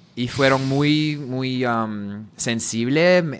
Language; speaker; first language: Spanish; non-native, learner; English